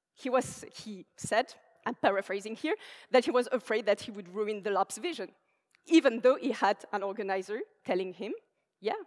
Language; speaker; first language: English; non-native, fluent; French